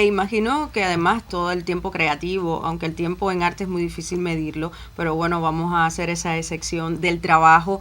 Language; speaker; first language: Spanish; native; Spanish